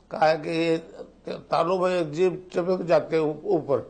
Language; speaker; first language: Hindi; native; Hindi